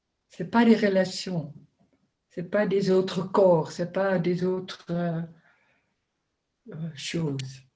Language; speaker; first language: French; non-native, learner; Dutch